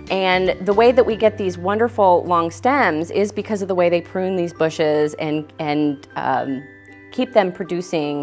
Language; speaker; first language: English; native; English